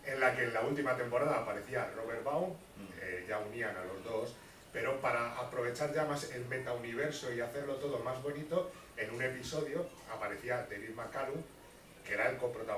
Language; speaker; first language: Spanish; native; Spanish